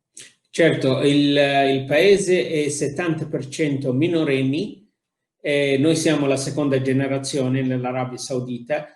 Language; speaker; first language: Italian; non-native, fluent; Arabic